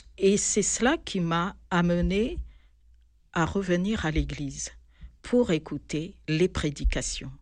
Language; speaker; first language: French; non-native, local second language; Malagasy